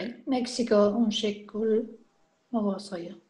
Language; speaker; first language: Korean; non-native, learner; Spanish